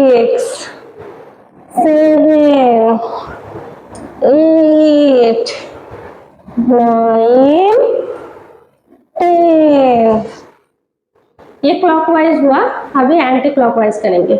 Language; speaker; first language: Hindi; non-native, local second language; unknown